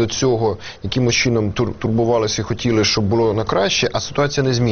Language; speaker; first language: Ukrainian; native; Ukrainian